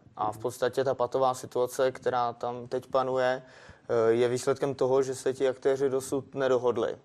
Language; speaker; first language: Czech; native; Czech